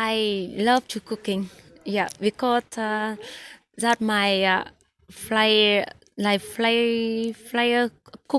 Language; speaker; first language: English; non-native, learner; Vietnamese